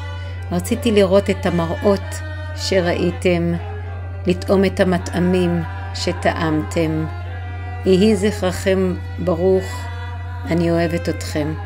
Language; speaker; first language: Hebrew; non-native, fluent; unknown